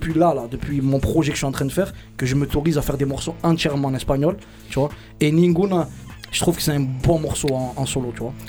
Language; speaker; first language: French; native; French